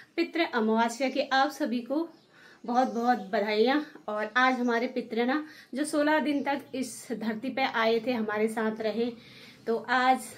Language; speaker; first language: Hindi; native; Hindi